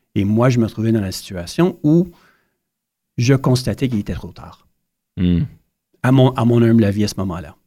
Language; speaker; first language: French; native; French